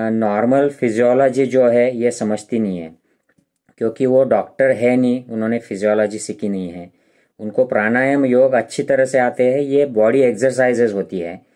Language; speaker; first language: Hindi; non-native, local second language; Marathi